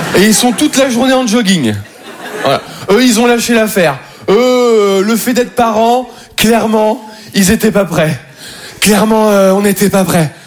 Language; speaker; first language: French; native; French